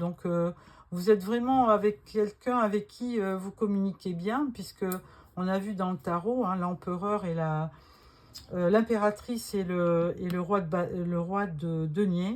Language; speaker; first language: French; native; French